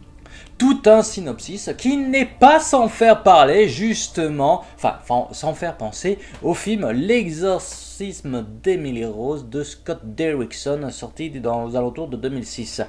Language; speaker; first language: French; native; French